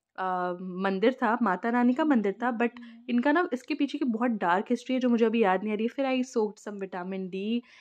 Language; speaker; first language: Hindi; native; Hindi